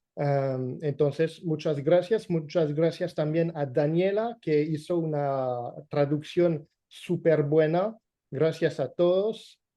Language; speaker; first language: Spanish; non-native, fluent; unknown